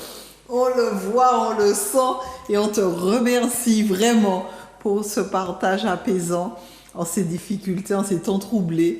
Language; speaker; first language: French; native; French